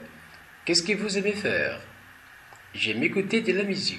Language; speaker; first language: French; non-native, fluent; Portuguese